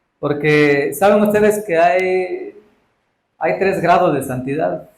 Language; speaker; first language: Spanish; native; Spanish